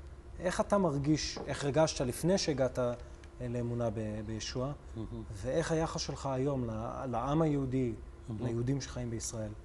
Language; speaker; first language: Hebrew; native; Hebrew